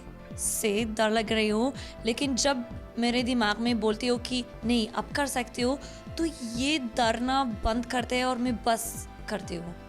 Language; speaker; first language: Hindi; non-native, learner; Arabic